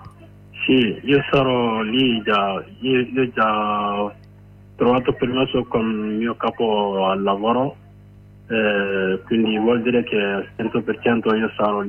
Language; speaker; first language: Italian; non-native, learner; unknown